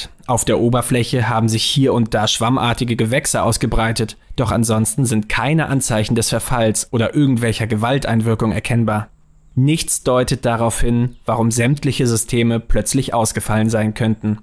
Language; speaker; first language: German; native; German